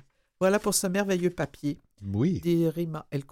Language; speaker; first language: French; native; French